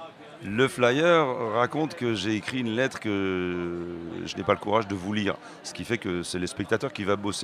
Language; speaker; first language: French; native; French